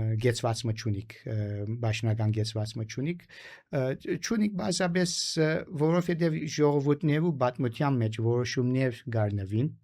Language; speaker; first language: Armenian; early bilingual, heritage; Armenian